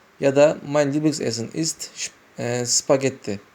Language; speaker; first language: German; non-native, learner; Turkish